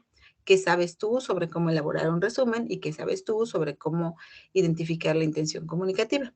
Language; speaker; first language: Spanish; native; Spanish